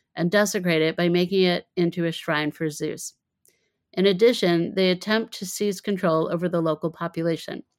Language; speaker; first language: English; native; English